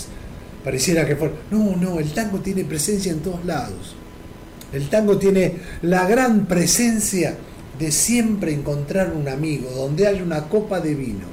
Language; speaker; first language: Spanish; native; Spanish